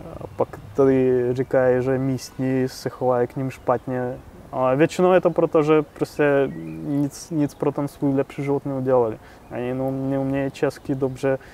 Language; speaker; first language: Czech; non-native, fluent; Russian